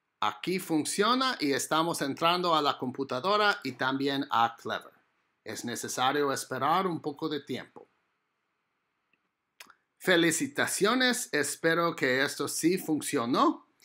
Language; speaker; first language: Spanish; non-native, fluent; English